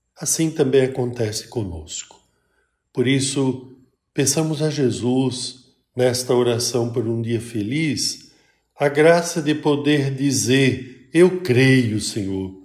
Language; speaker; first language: Portuguese; native; Portuguese